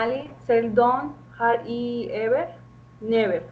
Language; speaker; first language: English; non-native, learner; Spanish